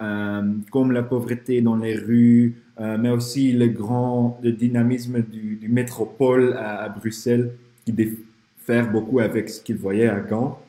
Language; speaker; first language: French; non-native, fluent; Dutch